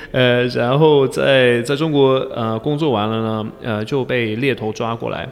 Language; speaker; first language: Chinese; non-native, fluent; English